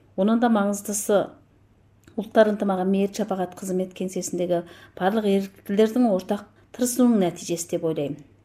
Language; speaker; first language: Kazakh; non-native, local second language; Tatar